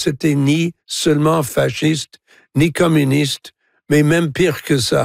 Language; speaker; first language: French; non-native, fluent; English